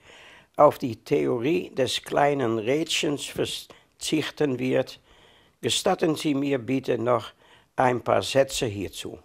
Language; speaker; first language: German; non-native, fluent; Dutch